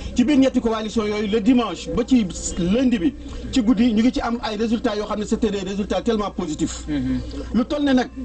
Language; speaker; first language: Wolof; non-native, local second language; Fula